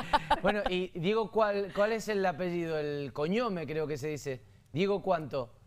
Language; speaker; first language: Spanish; native; Spanish